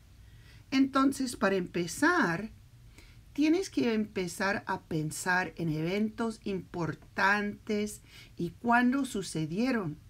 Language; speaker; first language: Spanish; early bilingual, heritage; Spanish